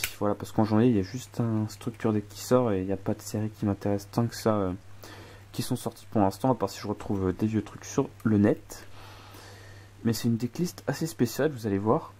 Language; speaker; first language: French; native; French